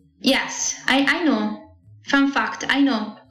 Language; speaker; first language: English; non-native, learner; Italian